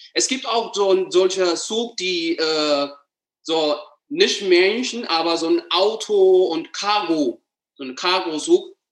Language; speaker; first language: German; non-native, learner; Amharic